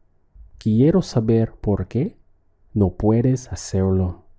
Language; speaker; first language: Spanish; non-native, fluent; English